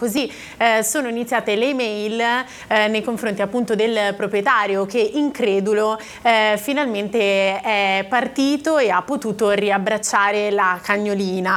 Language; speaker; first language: Italian; native; Italian